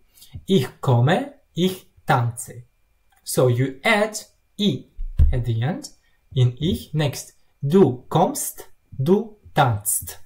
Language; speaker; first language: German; non-native, learner; Russian